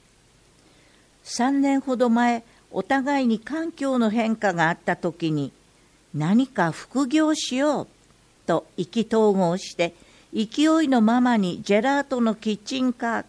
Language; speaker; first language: Japanese; native; Japanese